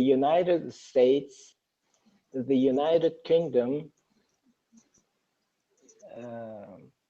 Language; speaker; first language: English; non-native, learner; Persian